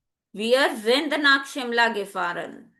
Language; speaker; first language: German; non-native, learner; Hindi